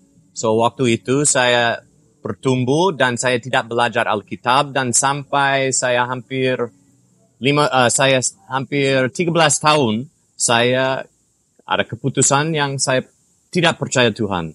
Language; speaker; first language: Indonesian; non-native, fluent; English